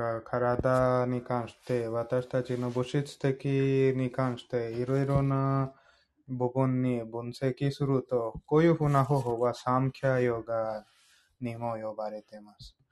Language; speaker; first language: Japanese; non-native, fluent; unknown